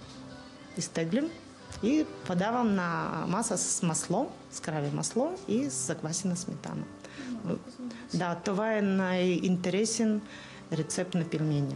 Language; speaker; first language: Bulgarian; non-native, learner; Russian